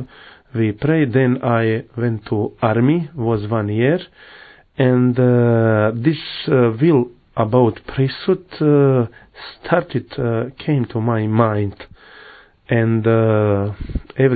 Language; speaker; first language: English; non-native, learner; Bosnian